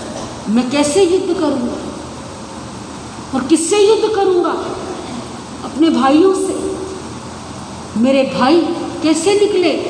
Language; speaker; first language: Hindi; native; Hindi